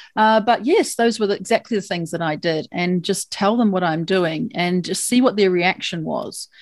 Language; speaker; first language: English; native; English